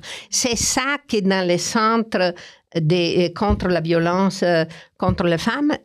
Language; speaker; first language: French; non-native, fluent; Italian